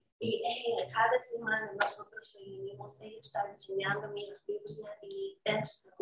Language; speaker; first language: Spanish; non-native, learner; English